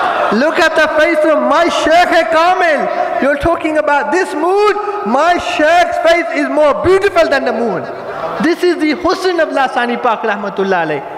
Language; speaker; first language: English; native; English